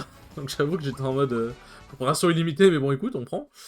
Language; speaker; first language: French; native; French